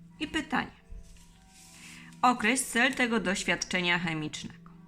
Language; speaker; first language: Polish; native; Polish